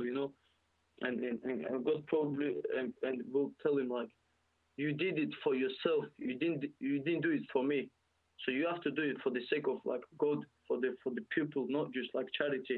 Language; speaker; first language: English; non-native, fluent; Russian